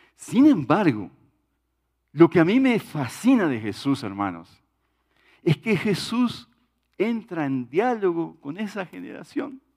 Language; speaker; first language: Spanish; native; Spanish